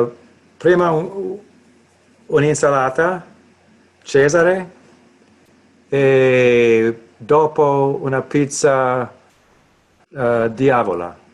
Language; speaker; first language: Italian; non-native, learner; English